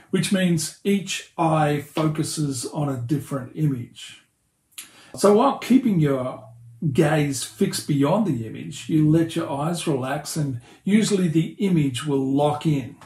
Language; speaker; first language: English; native; English